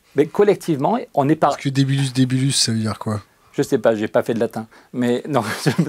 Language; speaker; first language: French; native; French